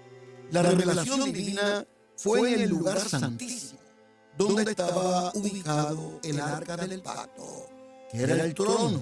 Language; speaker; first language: Spanish; native; Spanish